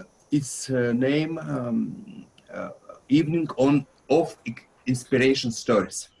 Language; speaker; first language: English; non-native, learner; Russian